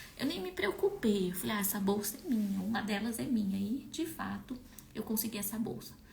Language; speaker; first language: Portuguese; native; Portuguese